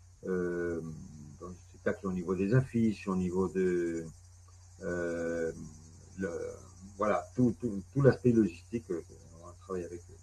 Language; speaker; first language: French; non-native, fluent; Spanish